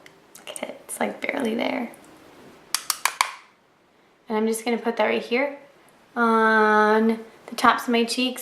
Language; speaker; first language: English; native; English